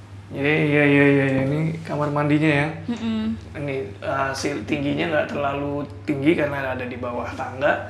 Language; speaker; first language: Indonesian; native; Indonesian